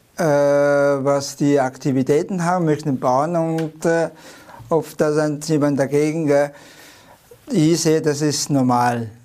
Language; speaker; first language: German; non-native, fluent; Chinese